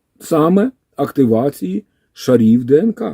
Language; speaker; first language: Ukrainian; native; Ukrainian